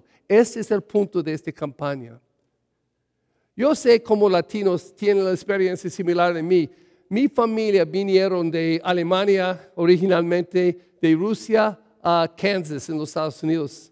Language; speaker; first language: Spanish; early bilingual, heritage; English